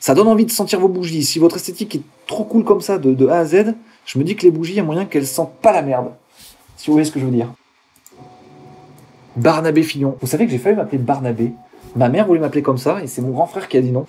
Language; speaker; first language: French; native; French